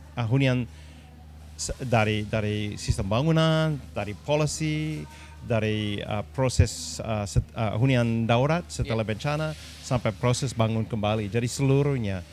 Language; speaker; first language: Indonesian; non-native, fluent; English